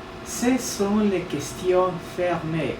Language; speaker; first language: French; non-native, fluent; Spanish